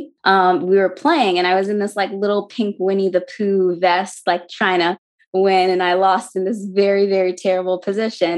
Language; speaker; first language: English; native; English